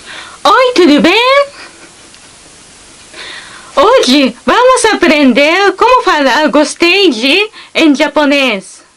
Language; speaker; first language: Portuguese; non-native, fluent; Japanese